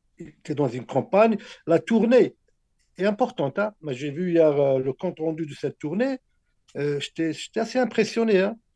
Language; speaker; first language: French; non-native, local second language; Arabic